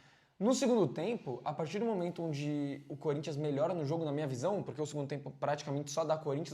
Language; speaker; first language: Portuguese; native; Portuguese